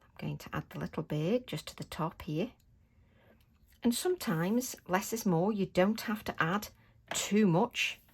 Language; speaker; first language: English; native; English